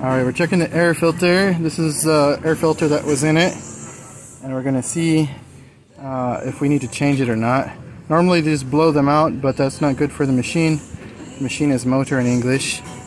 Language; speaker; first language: English; native; English